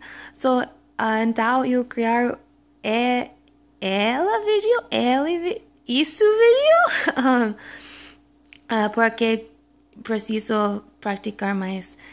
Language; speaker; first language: Portuguese; non-native, learner; English